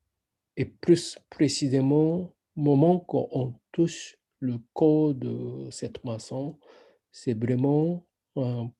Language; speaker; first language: French; non-native, fluent; Japanese